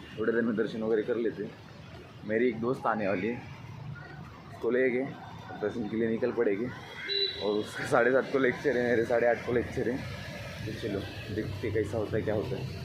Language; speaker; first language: Hindi; non-native, local second language; Marathi